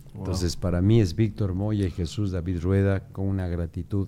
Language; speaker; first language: Spanish; native; Spanish